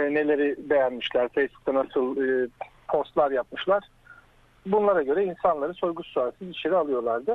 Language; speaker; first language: Turkish; native; Turkish